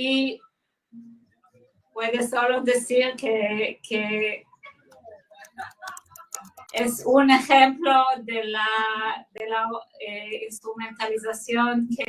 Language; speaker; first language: Spanish; non-native, fluent; Hebrew